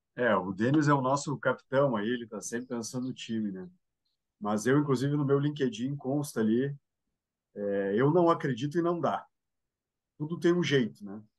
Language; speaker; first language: Portuguese; native; Portuguese